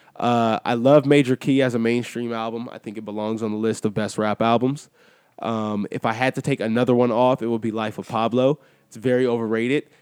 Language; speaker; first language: English; native; English